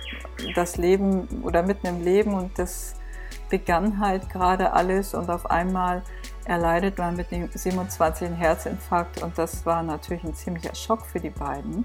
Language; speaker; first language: German; native; German